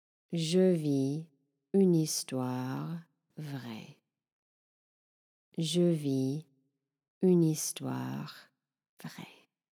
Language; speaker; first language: French; non-native, fluent; English